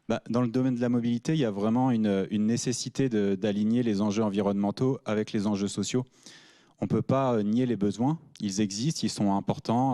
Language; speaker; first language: French; native; French